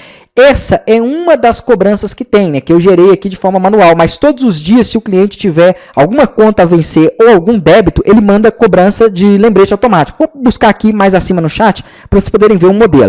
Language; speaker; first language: Portuguese; native; Portuguese